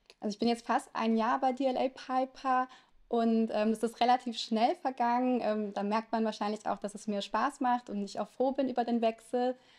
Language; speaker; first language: German; native; German